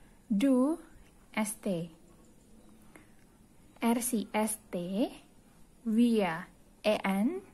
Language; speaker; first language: German; non-native, fluent; Indonesian